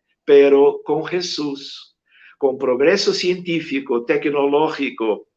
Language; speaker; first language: Spanish; non-native, fluent; Portuguese